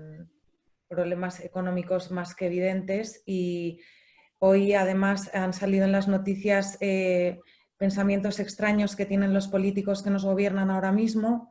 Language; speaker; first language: Spanish; native; Spanish